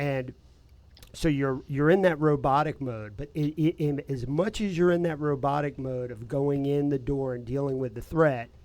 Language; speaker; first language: English; native; English